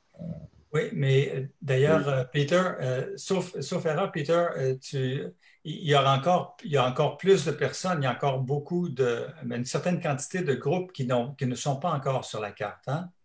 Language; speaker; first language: French; native; French